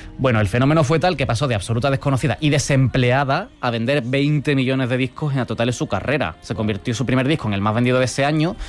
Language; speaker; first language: Spanish; native; Spanish